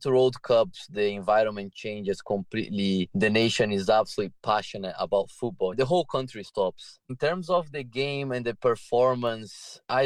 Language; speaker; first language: English; non-native, fluent; Portuguese